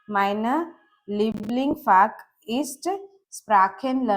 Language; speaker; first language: German; non-native, learner; Gujarati